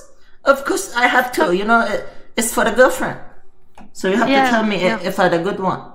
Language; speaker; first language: English; non-native, learner; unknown